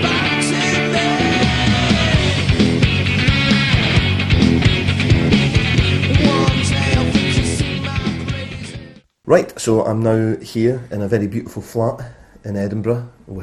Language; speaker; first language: English; native; English